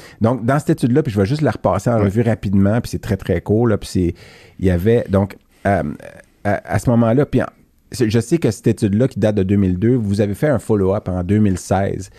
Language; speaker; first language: French; native; French